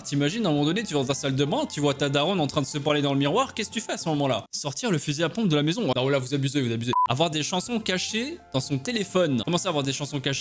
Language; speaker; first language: French; native; French